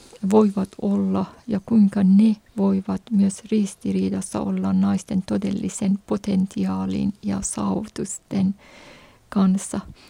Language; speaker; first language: Finnish; non-native, fluent; Persian